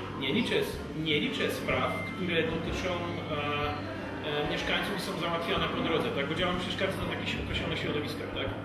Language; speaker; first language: Polish; native; Polish